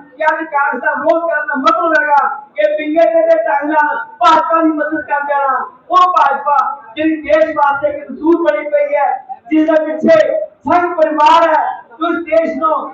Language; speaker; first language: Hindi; non-native, local second language; Punjabi